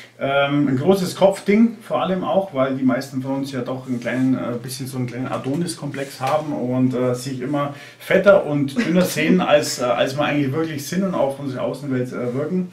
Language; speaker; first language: German; native; German